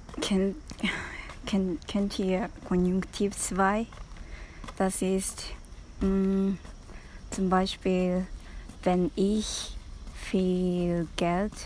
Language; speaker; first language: German; non-native, learner; Japanese